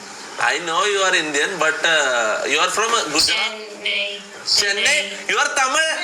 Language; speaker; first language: English; non-native, local second language; Malayalam